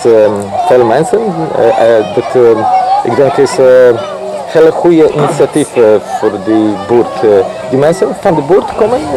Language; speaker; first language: Dutch; non-native, learner; Polish